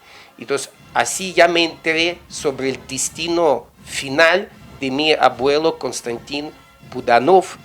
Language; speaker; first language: Spanish; non-native, fluent; Russian